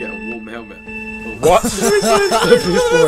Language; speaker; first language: English; native; English